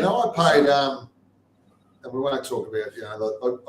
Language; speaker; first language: English; native; English